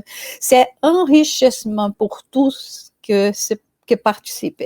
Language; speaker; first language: French; non-native, fluent; Portuguese